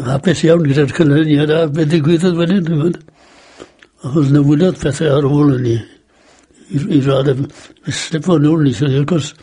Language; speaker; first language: Welsh; native; Welsh